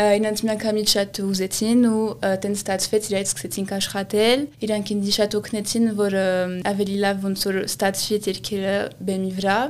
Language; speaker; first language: Armenian; early bilingual, heritage; Armenian